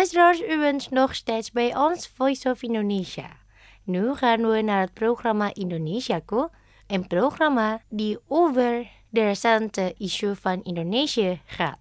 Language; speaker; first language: Dutch; non-native, learner; Indonesian